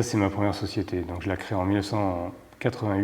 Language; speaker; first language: French; native; French